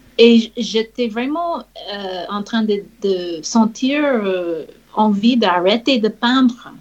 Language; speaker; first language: French; non-native, fluent; English